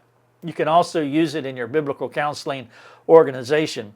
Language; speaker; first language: English; native; English